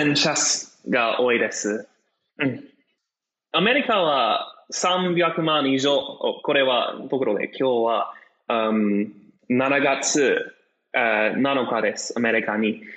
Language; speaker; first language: Japanese; non-native, fluent; English